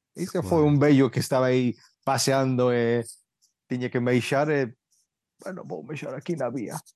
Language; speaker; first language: Galician; early bilingual, heritage; Galician